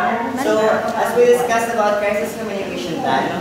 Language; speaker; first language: English; non-native, local second language; Filipino